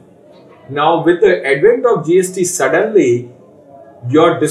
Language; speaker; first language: English; non-native, local second language; Hindi